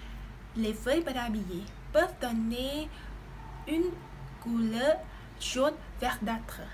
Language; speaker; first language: French; non-native, learner; Thai